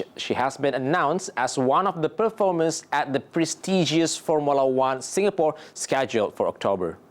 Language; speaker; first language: English; non-native, fluent; Indonesian